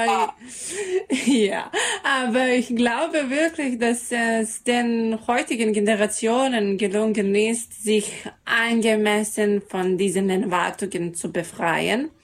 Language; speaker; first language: German; non-native, learner; Serbian